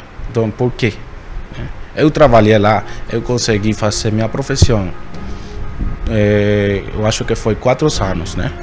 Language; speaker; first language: Portuguese; non-native, fluent; Spanish